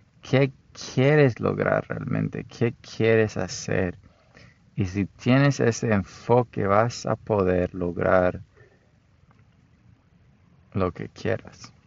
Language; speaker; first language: Spanish; non-native, fluent; English